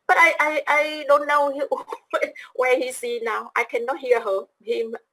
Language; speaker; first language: English; non-native, learner; Vietnamese